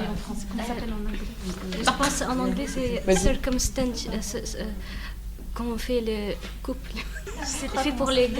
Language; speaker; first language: French; non-native, learner; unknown